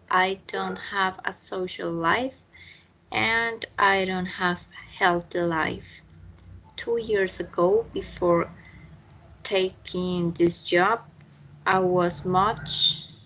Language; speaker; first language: English; non-native, learner; Spanish